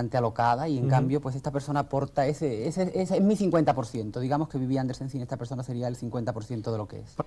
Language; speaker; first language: Spanish; early bilingual, other home language; Arabic